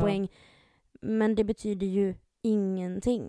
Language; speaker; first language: Swedish; native; Swedish